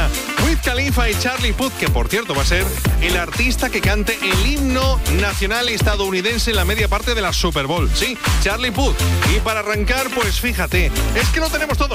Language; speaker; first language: Spanish; native; Spanish